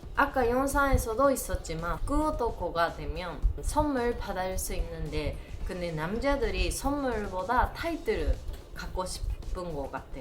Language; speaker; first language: Korean; non-native, learner; Japanese